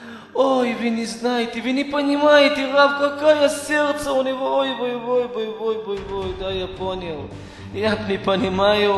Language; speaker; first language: Russian; non-native, fluent; Hebrew